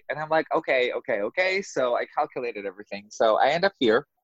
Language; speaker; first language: English; non-native, fluent; Russian